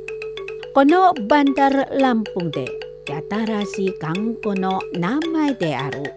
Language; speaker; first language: Japanese; non-native, fluent; Indonesian